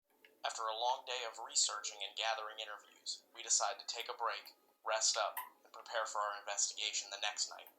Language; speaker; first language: English; native; English